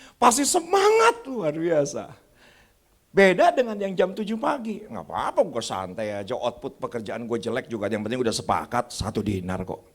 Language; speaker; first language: Indonesian; native; Indonesian